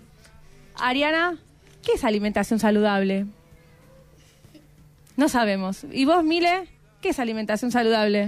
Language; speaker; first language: Spanish; native; Spanish